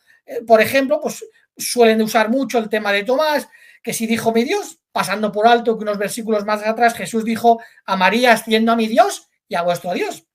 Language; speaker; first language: Spanish; native; Spanish